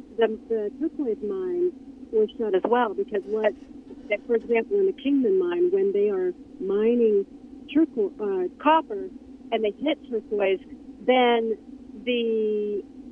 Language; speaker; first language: English; native; English